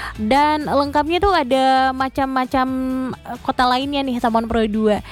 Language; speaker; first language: Indonesian; native; Indonesian